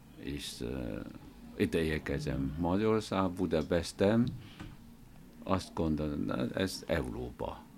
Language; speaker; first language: Hungarian; non-native, learner; Chinese